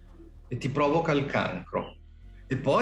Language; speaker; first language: Italian; native; Italian